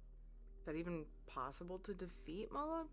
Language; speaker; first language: English; native; English